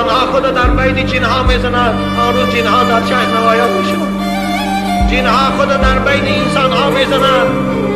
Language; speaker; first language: Persian; native; Persian